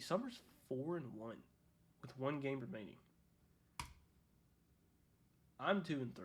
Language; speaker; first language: English; native; English